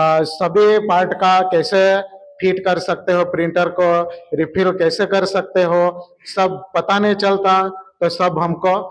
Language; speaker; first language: Hindi; non-native, local second language; Gujarati